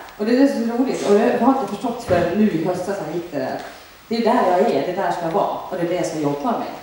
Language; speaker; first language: Swedish; early bilingual, other home language; Finnish